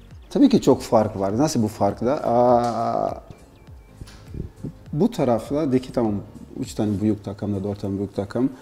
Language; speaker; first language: Turkish; non-native, learner; Portuguese